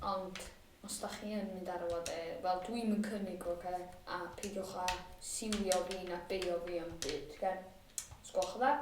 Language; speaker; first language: Welsh; native; Welsh